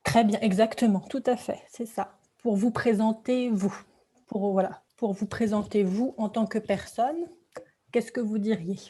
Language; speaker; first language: French; native; French